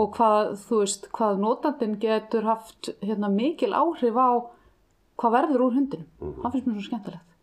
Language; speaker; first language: Icelandic; native; Icelandic